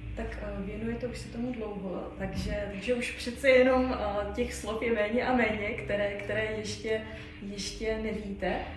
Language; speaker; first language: Czech; native; Czech